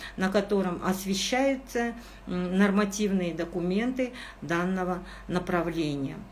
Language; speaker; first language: Russian; non-native, local second language; Kazakh